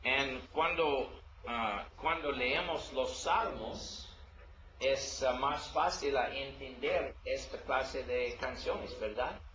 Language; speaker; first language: Spanish; non-native, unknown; English